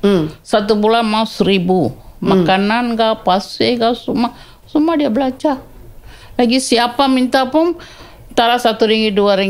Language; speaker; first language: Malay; non-native, local second language; Tamil